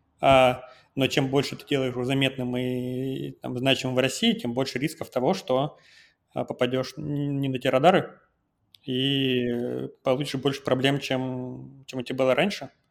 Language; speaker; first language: Russian; native; Russian